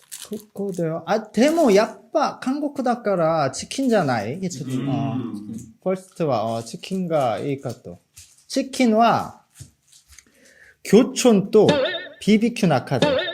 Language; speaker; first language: Japanese; non-native, fluent; Korean